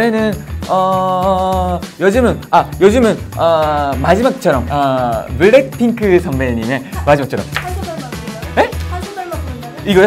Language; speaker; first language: Korean; non-native, learner; Japanese